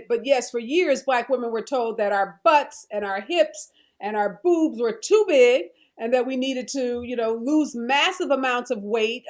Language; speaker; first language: English; native; English